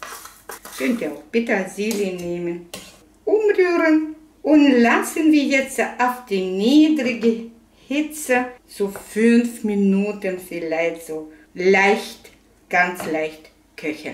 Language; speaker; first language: German; non-native, fluent; Russian